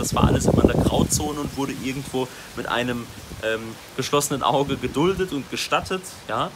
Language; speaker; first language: German; native; German